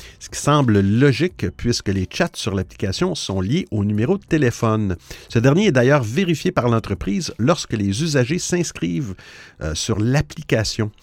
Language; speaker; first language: French; native; French